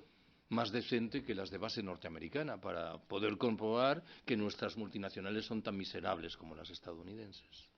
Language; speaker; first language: Spanish; native; Spanish